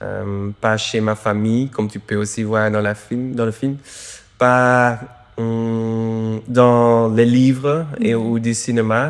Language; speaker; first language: French; non-native, local second language; Dutch